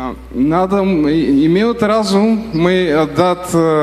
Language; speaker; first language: Russian; non-native, learner; Bulgarian